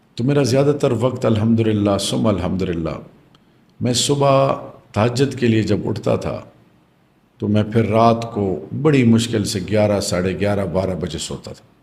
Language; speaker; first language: Urdu; non-native, local second language; Pashto